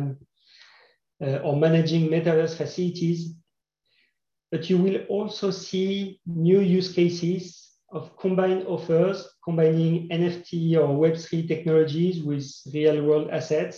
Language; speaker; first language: English; non-native, fluent; French